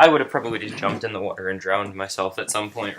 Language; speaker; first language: English; native; English